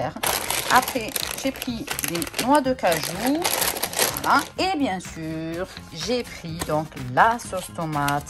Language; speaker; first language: French; native; French